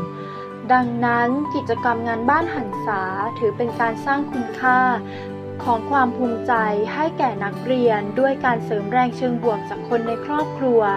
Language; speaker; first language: Thai; native; Thai